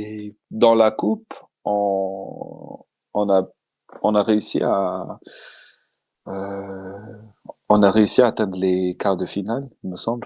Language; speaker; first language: French; non-native, local second language; Malagasy